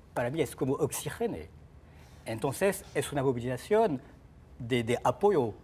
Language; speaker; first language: Spanish; non-native, fluent; French